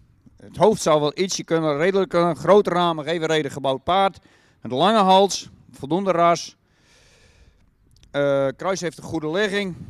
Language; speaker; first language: Dutch; native; Dutch